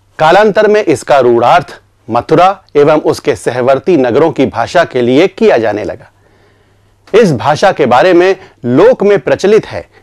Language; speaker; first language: Hindi; native; Hindi